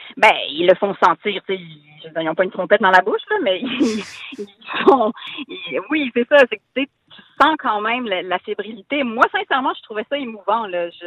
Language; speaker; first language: French; native; French